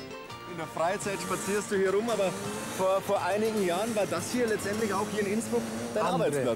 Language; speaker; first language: German; native; German